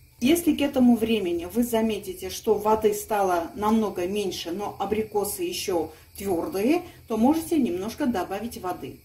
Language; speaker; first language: Russian; non-native, local second language; Armenian